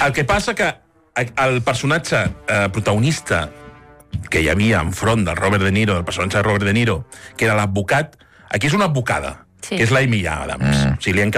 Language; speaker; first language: Catalan; native; Catalan